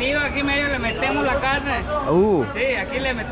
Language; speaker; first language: Spanish; native; Spanish